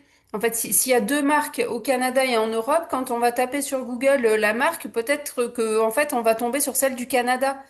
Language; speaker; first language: French; native; French